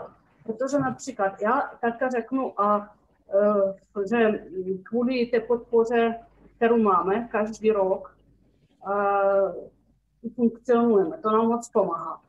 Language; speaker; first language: Czech; early bilingual, heritage; Czech